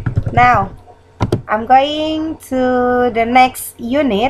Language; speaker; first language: English; non-native, fluent; Indonesian